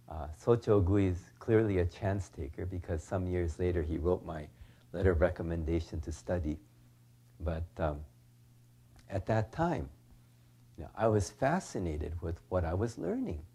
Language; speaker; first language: English; native; English